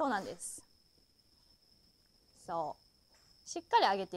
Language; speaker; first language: Japanese; native; Japanese